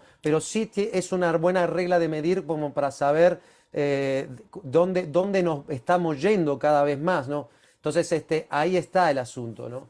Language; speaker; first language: Spanish; native; Spanish